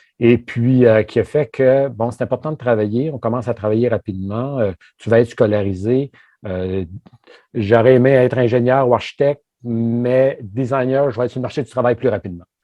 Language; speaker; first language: French; native; French